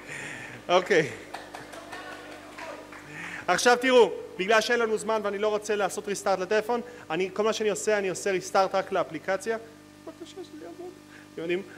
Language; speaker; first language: Hebrew; native; Hebrew